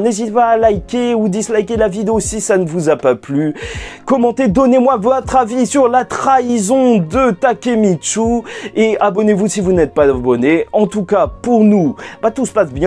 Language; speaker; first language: French; native; French